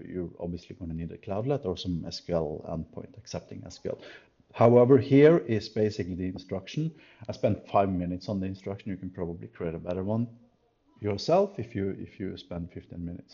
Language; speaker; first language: English; non-native, fluent; Norwegian